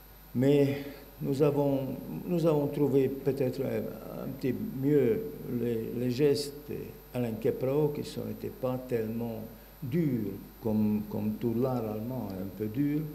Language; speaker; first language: French; non-native, learner; Bulgarian